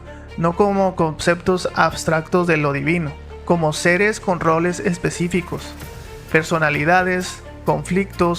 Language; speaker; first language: Spanish; native; Spanish